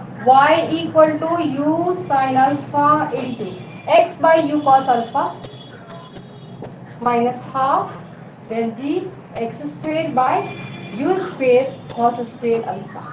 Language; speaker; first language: English; non-native, local second language; Hindi